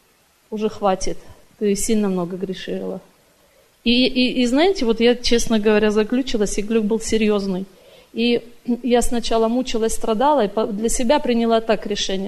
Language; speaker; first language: Russian; native; Russian